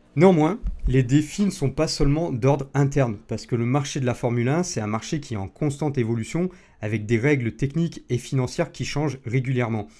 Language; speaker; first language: French; native; French